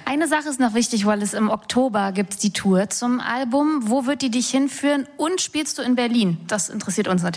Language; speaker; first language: German; native; German